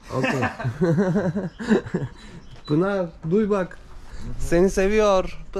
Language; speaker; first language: Turkish; native; Turkish